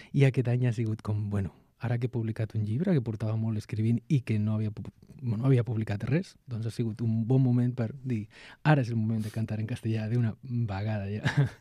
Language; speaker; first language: Catalan; non-native, local second language; Spanish